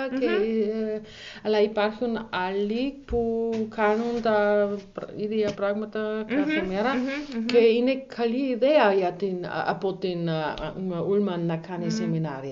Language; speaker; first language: Greek; non-native, learner; German